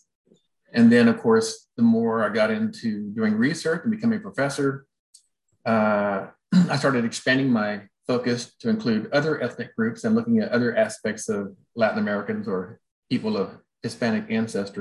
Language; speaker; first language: English; native; English